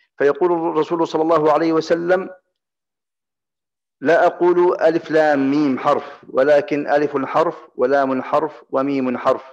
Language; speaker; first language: Arabic; native; Arabic